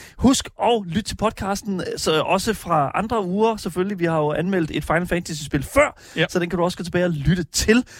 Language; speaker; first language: Danish; native; Danish